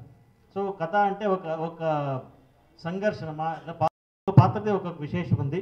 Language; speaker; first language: Telugu; non-native, fluent; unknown